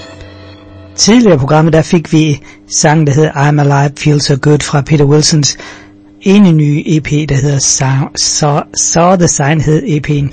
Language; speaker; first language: Danish; native; Danish